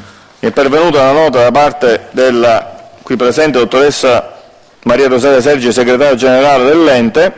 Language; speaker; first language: Italian; native; Italian